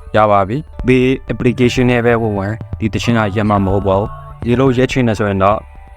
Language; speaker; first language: Burmese; non-native, local second language; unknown